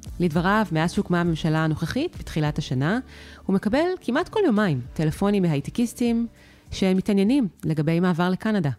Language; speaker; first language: Hebrew; native; Hebrew